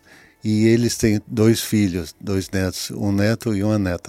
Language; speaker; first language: Portuguese; early bilingual, other home language; English